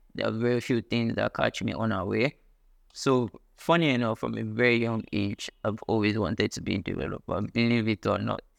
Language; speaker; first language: English; non-native, local second language; Ibibio